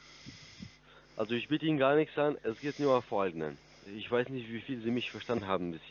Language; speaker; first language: German; non-native, fluent; Russian